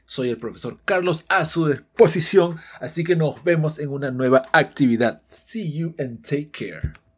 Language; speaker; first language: Spanish; native; Spanish